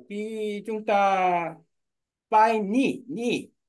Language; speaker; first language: Vietnamese; non-native, learner; Korean